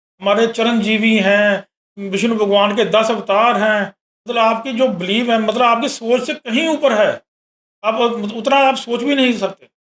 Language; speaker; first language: Hindi; native; Hindi